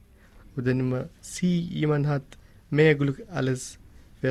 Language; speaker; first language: German; non-native, learner; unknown